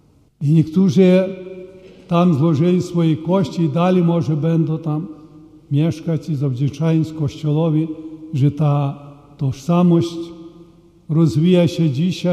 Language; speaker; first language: Polish; early bilingual, heritage; Polish